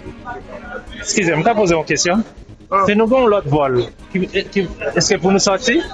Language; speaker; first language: French; non-native, learner; English